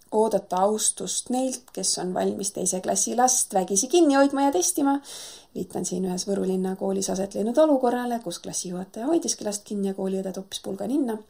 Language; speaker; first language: Estonian; native; Estonian